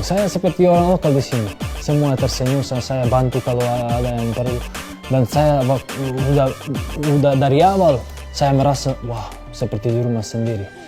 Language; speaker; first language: Indonesian; non-native, fluent; Serbian